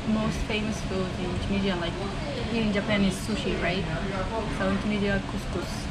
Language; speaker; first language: English; non-native, learner; Arabic